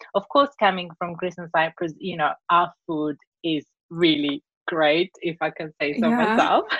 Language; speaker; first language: English; non-native, fluent; Greek